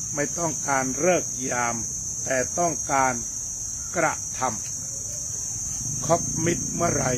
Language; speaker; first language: Thai; native; Thai